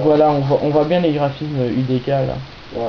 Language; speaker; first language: French; native; French